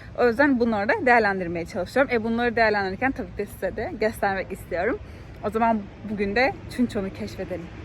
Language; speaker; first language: Turkish; native; Turkish